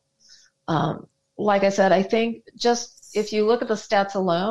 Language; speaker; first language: English; native; English